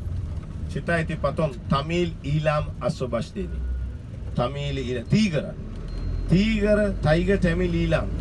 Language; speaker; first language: Russian; non-native, learner; Sinhala